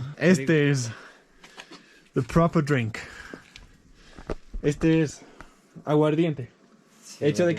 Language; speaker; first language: Spanish; non-native, learner; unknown